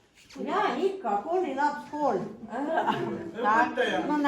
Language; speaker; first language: Estonian; non-native, local second language; Russian